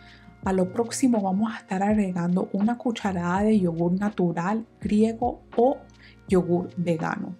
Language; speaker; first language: Spanish; non-native, fluent; English